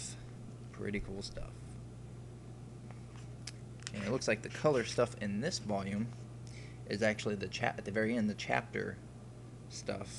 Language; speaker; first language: English; native; English